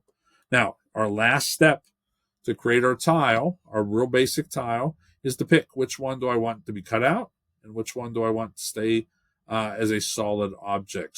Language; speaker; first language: English; native; English